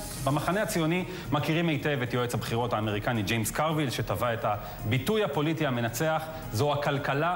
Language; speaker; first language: Hebrew; native; Hebrew